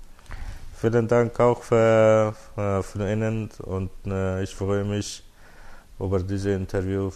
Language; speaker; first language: German; non-native, learner; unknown